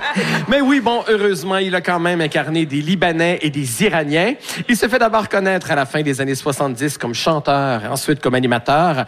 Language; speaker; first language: French; native; French